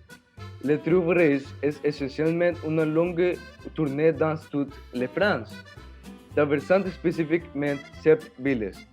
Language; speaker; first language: French; non-native, learner; Spanish